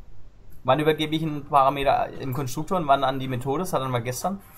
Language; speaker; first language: German; native; German